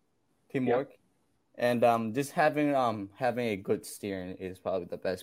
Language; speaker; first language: English; non-native, fluent; Burmese